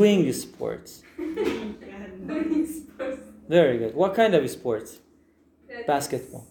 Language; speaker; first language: English; non-native, fluent; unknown